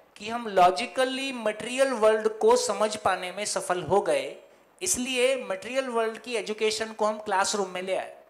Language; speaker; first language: Hindi; native; Hindi